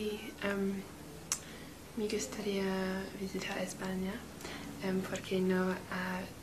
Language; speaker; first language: Spanish; non-native, learner; English